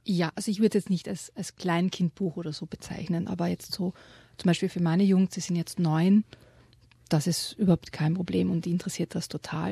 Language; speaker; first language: German; native; German